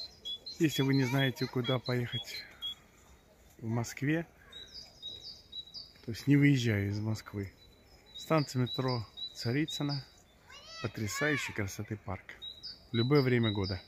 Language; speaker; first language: Russian; native; Russian